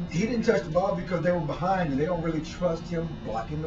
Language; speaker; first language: English; native; English